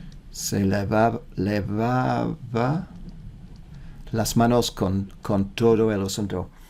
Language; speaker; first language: Spanish; non-native, learner; English